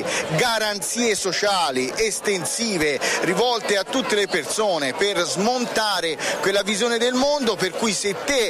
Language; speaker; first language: Italian; native; Italian